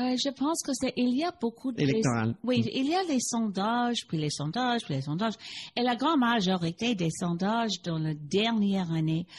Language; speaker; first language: French; non-native, learner; English